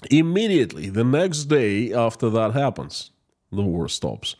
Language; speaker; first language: English; non-native, fluent; Russian